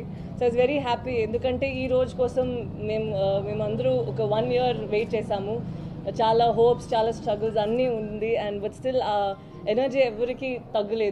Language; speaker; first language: Telugu; non-native, local second language; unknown